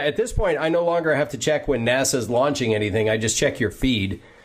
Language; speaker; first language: English; native; English